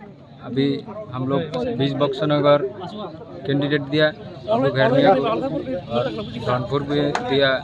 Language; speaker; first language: Hindi; non-native, local second language; Bangla